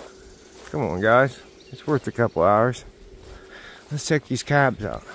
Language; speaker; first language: English; native; English